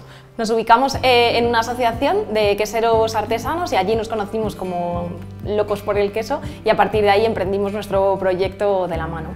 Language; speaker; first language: Spanish; native; Spanish